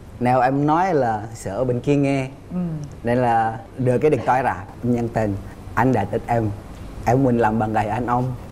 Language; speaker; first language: Vietnamese; non-native, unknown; Indonesian